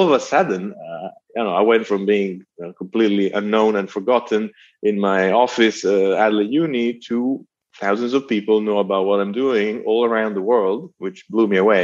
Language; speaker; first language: English; non-native, fluent; Italian